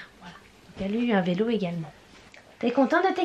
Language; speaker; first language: French; native; French